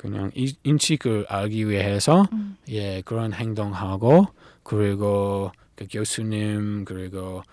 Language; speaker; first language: Korean; non-native, learner; English